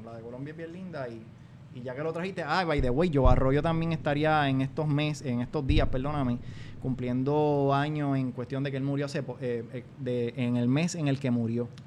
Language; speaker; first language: Spanish; native; Spanish